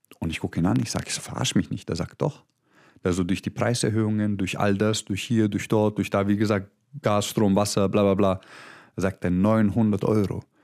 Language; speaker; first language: German; early bilingual, other home language; Croatian